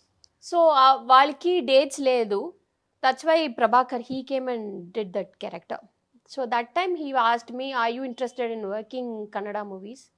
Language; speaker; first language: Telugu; non-native, fluent; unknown